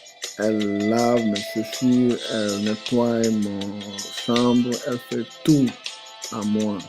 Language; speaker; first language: French; non-native, learner; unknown